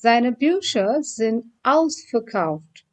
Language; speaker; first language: German; non-native, fluent; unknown